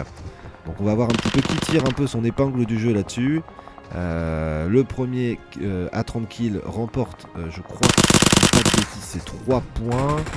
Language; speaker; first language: French; native; French